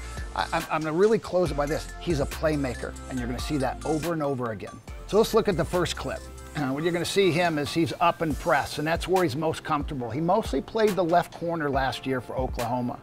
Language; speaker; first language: English; native; English